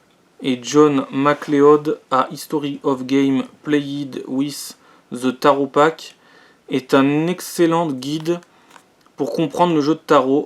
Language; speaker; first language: French; native; French